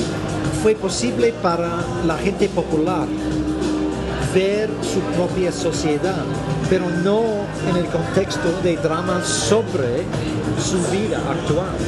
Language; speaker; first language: Spanish; non-native, fluent; English